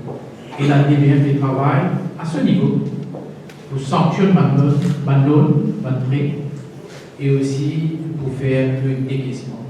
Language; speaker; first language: French; non-native, local second language; Morisyen